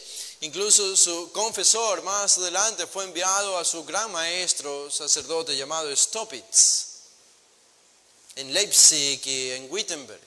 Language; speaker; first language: Spanish; native; Spanish